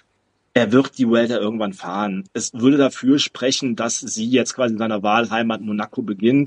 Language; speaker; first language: German; native; German